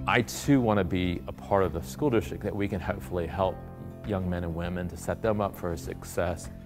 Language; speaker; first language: English; native; English